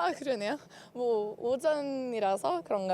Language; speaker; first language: Korean; non-native, fluent; Swedish